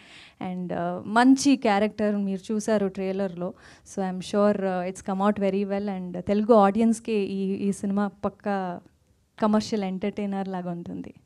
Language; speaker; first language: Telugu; non-native, fluent; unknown